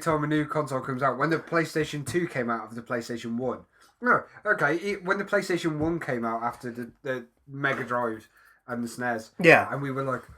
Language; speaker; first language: English; native; English